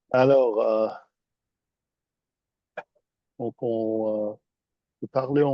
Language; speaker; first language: French; non-native, fluent; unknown